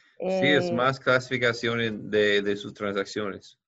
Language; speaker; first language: Spanish; non-native, fluent; English